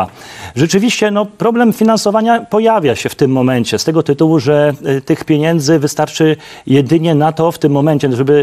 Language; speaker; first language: Polish; native; Polish